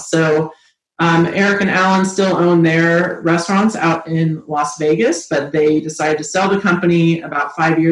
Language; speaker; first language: English; native; English